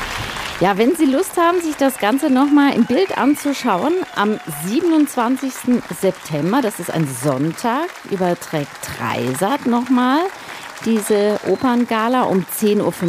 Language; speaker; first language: German; native; German